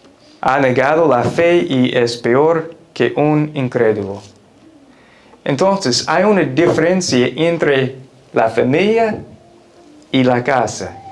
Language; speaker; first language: Spanish; non-native, fluent; English